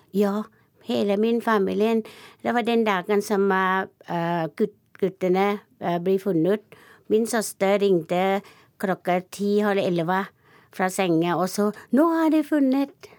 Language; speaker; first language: Norwegian; non-native, learner; Thai